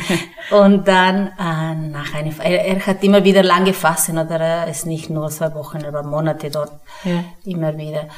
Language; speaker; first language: German; non-native, fluent; Spanish